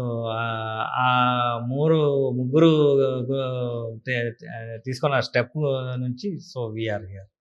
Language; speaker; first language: Telugu; non-native, learner; Kannada